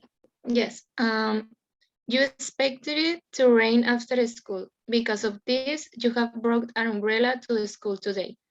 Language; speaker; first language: English; non-native, learner; Spanish